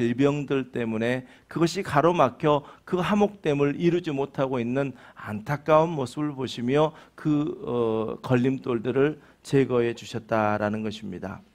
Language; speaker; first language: Korean; native; Korean